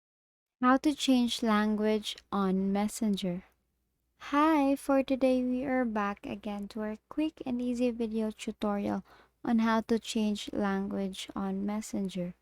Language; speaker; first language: English; non-native, local second language; Filipino